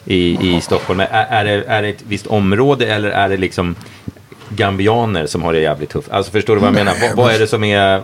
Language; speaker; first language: Swedish; native; Swedish